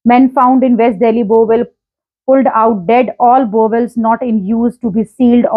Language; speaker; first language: English; non-native, local second language; Hindi